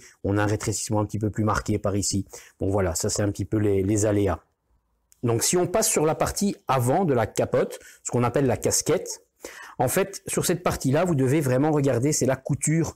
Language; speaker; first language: French; native; French